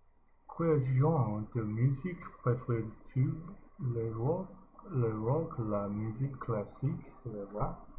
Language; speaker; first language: French; non-native, learner; English